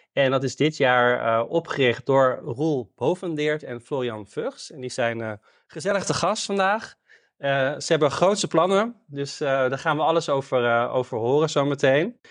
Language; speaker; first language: Dutch; native; Dutch